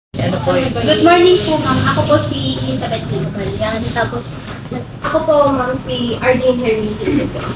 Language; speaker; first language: Filipino; native; Filipino